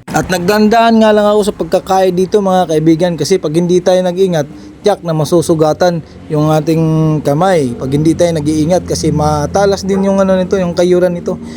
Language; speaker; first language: Filipino; non-native, local second language; Cebuano